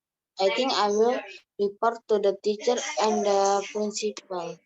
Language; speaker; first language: English; non-native, learner; Indonesian